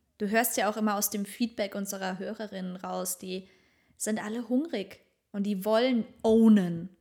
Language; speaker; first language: German; native; German